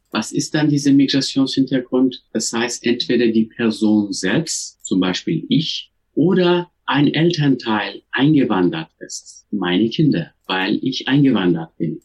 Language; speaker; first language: German; non-native, fluent; Turkish